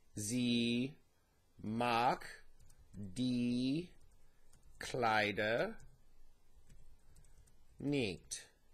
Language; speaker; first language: German; non-native, learner; English